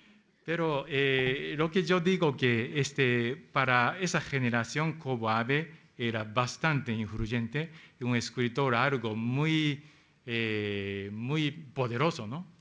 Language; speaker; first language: Spanish; non-native, fluent; Japanese